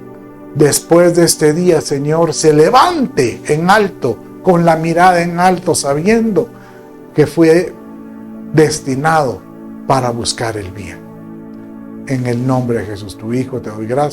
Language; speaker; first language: Spanish; native; Spanish